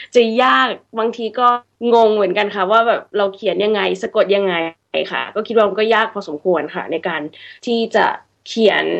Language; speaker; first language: Thai; early bilingual, heritage; English